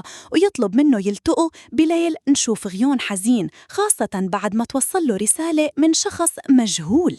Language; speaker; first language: Arabic; native; Arabic